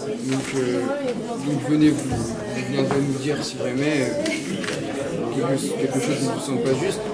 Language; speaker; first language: French; native; French